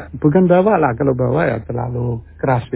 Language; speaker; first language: Indonesian; early bilingual, heritage; Chinese